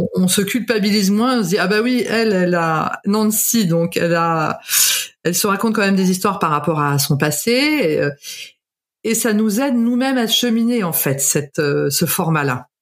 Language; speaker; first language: French; native; French